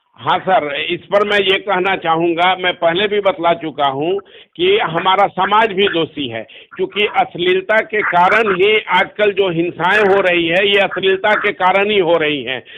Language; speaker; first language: Hindi; non-native, local second language; Bhojpuri